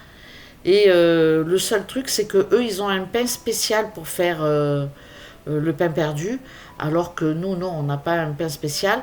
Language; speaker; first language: French; native; French